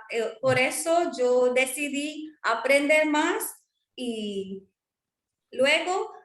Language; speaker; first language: Spanish; non-native, fluent; Marwari